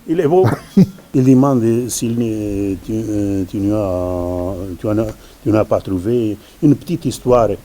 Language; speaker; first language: French; non-native, learner; Portuguese